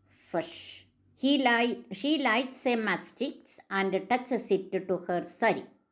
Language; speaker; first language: English; non-native, local second language; Malayalam